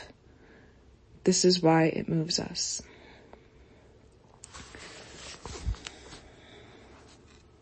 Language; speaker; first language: English; native; English